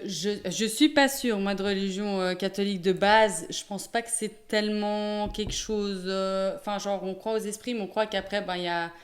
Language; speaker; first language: French; native; French